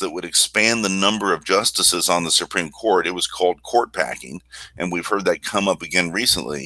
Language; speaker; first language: English; native; English